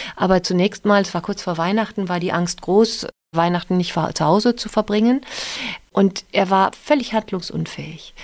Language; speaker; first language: German; native; German